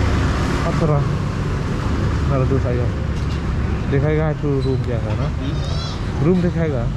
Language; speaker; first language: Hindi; non-native, local second language; Khasi